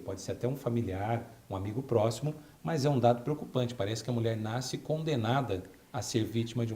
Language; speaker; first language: Portuguese; native; Portuguese